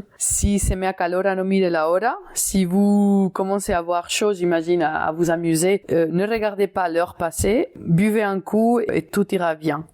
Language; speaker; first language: French; non-native, fluent; Spanish